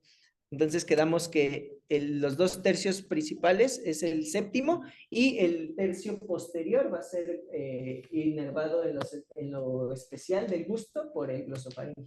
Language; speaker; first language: Spanish; native; Spanish